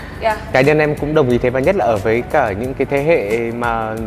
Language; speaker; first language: Vietnamese; native; Vietnamese